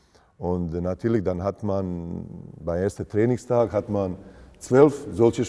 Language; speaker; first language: German; non-native, fluent; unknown